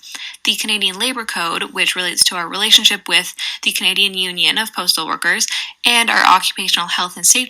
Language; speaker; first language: English; native; English